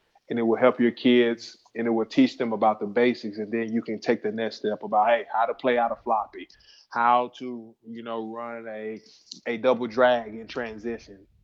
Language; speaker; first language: English; native; English